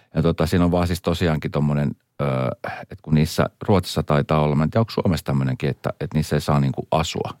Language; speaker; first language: Finnish; early bilingual, other home language; Swedish